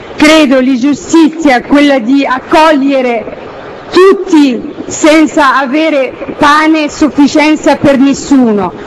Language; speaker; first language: Italian; non-native, fluent; Arabic